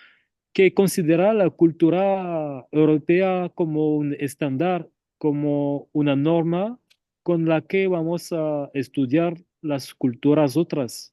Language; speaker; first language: Spanish; non-native, fluent; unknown